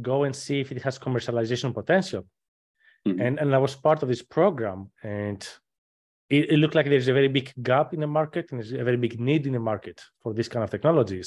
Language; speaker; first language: English; non-native, fluent; Greek